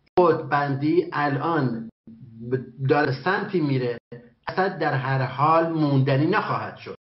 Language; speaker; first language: Persian; non-native, local second language; Kurdish